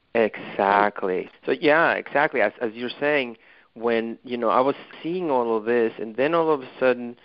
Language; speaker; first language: English; non-native, fluent; Spanish